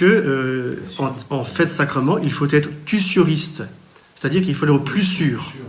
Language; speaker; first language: French; native; French